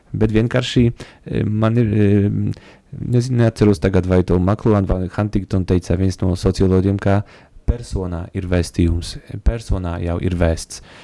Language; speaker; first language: Latvian; non-native, fluent; Polish